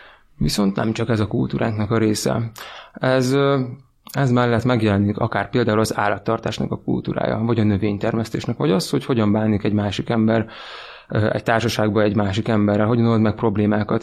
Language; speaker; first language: Hungarian; native; Hungarian